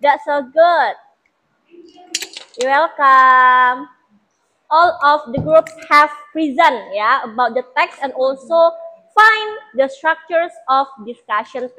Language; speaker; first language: English; non-native, fluent; Indonesian